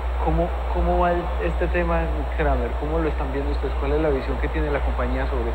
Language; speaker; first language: Spanish; native; Spanish